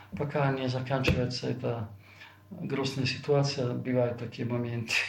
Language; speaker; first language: Russian; non-native, fluent; Italian